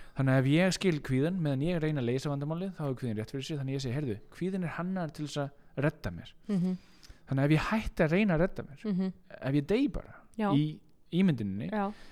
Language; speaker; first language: Icelandic; native; Icelandic